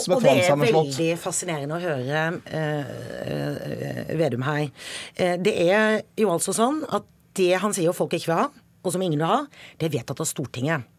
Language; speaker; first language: Norwegian; native; Norwegian